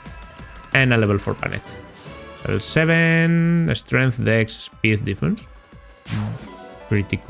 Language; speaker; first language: English; non-native, fluent; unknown